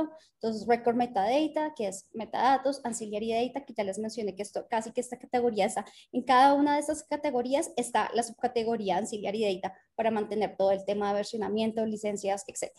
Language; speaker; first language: Spanish; native; Spanish